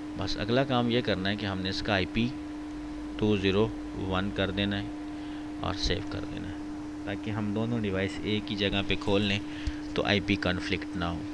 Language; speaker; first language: Urdu; native; Urdu